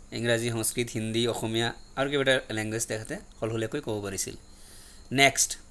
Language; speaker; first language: Assamese; non-native, local second language; Bangla